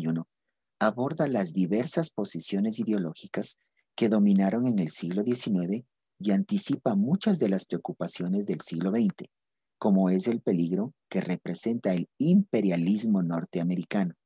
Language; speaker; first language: Spanish; native; Spanish